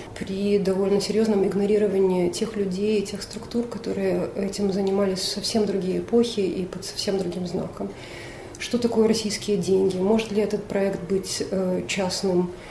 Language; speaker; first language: Russian; native; Russian